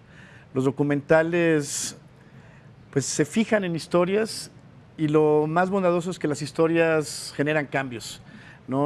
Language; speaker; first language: Spanish; native; Spanish